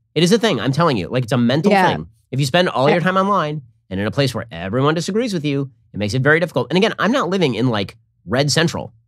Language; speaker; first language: English; native; English